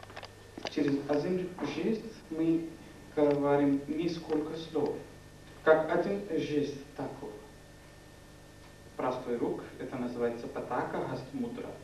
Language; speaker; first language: Russian; non-native, learner; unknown